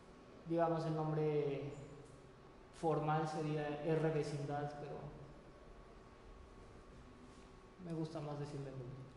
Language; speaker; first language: Spanish; native; Spanish